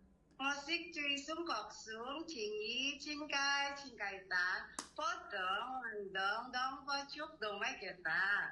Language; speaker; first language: Cantonese; non-native, learner; Indonesian